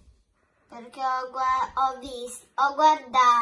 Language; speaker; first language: Italian; early bilingual, other home language; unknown